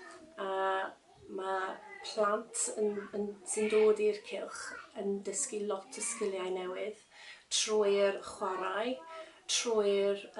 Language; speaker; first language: Welsh; non-native, learner; English